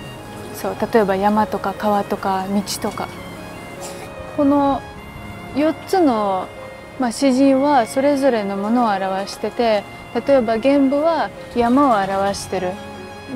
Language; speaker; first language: Japanese; non-native, fluent; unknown